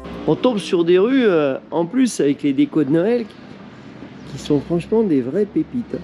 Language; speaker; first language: French; native; French